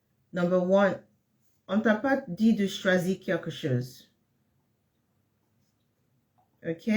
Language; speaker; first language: French; non-native, fluent; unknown